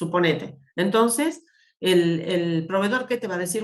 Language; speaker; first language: Spanish; native; Spanish